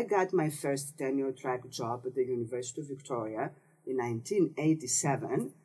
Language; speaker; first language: English; non-native, fluent; Greek